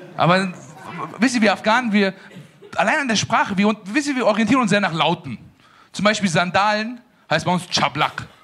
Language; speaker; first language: German; early bilingual, other home language; Persian